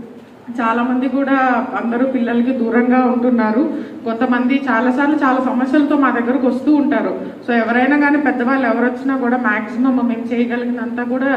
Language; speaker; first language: Telugu; native; Telugu